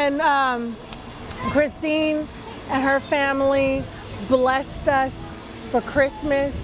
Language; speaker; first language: English; native; English